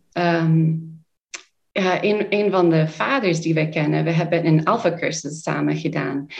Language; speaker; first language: Dutch; non-native, fluent; English